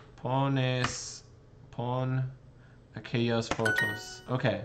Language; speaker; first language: English; native; English